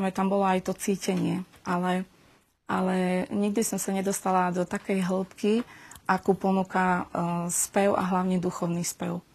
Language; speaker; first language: Slovak; native; Slovak